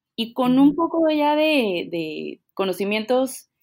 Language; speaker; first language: Spanish; native; Spanish